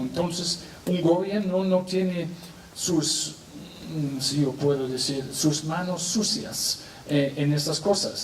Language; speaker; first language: Spanish; non-native, fluent; English